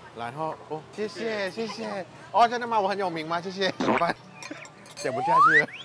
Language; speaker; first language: Chinese; non-native, fluent; Thai